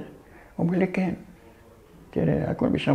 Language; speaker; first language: Hebrew; early bilingual, other home language; Arabic